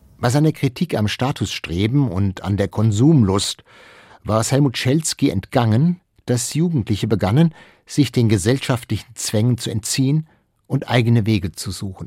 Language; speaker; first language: German; native; German